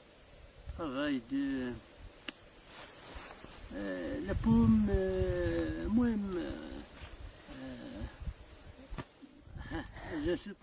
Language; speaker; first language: French; non-native, learner; Arabic